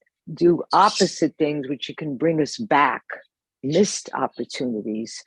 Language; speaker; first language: English; native; English